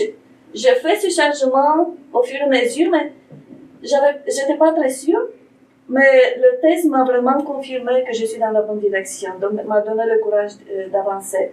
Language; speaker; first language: French; non-native, fluent; Romanian